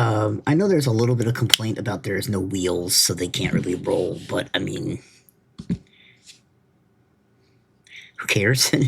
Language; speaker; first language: English; native; English